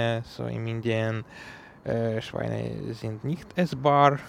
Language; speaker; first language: German; non-native, learner; Ukrainian